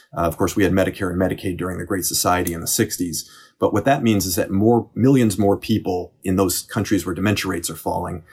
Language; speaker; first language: English; native; English